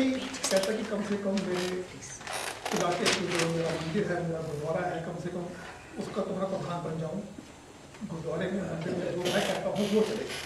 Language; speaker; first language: Hindi; non-native, local second language; Punjabi